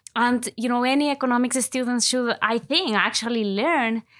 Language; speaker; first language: English; non-native, fluent; Spanish